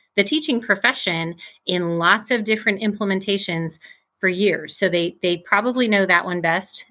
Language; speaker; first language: English; native; English